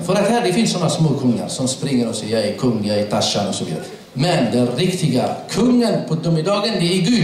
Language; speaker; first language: Swedish; non-native, fluent; Arabic